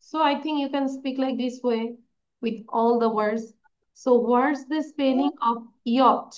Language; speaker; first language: English; non-native, learner; Bangla